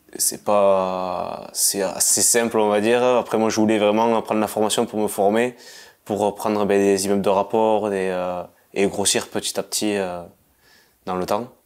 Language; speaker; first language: French; native; French